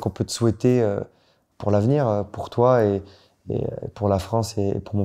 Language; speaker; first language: French; native; French